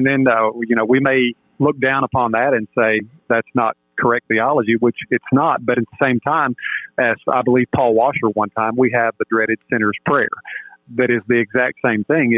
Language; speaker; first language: English; native; English